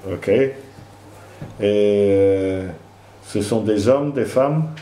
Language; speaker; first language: French; non-native, fluent; Dutch